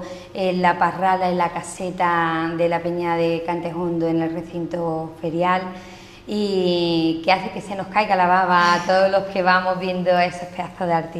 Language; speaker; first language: Spanish; native; Spanish